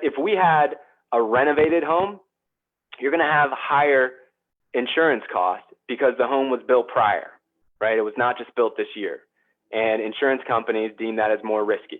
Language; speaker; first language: English; native; English